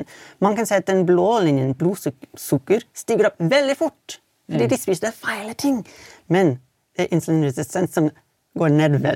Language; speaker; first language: Swedish; non-native, fluent; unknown